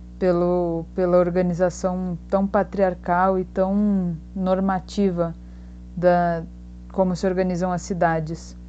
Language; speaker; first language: Portuguese; native; Portuguese